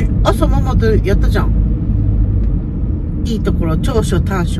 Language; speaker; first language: Japanese; native; Japanese